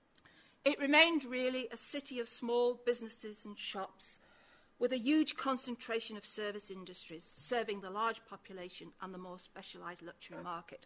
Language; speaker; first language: English; native; English